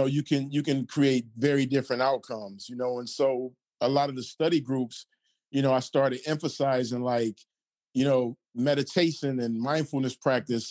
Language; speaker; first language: English; native; English